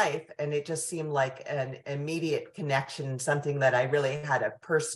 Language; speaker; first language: English; native; English